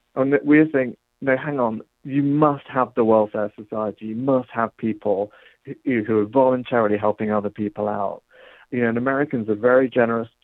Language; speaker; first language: English; native; English